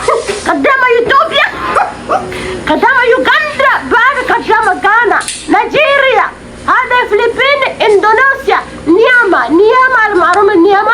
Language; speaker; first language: Arabic; non-native, learner; Oromo